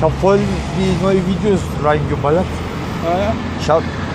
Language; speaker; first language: German; early bilingual, other home language; Turkish